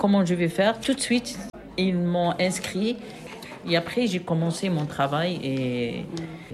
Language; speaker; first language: French; non-native, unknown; Arabic